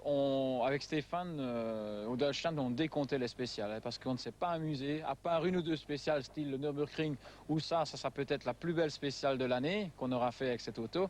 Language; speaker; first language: French; native; French